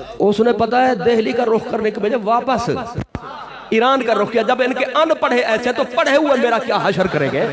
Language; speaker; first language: Urdu; non-native, local second language; Saraiki